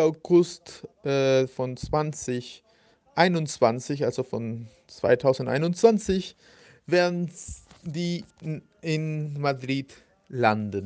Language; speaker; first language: German; non-native, fluent; Spanish